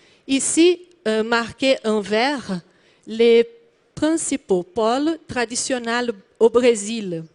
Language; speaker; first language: French; non-native, learner; Portuguese